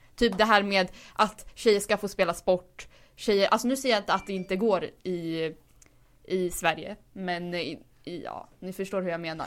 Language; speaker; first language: Swedish; early bilingual, other home language; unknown